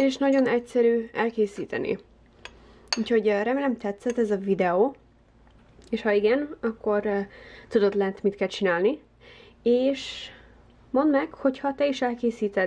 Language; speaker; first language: Hungarian; early bilingual, heritage; Hungarian